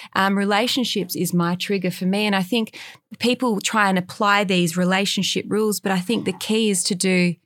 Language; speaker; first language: English; native; English